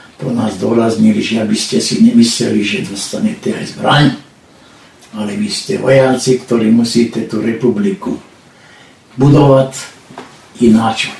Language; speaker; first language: Slovak; non-native, local second language; Hungarian